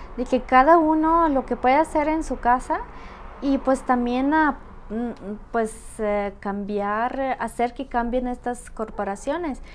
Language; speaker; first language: Spanish; non-native, fluent; Russian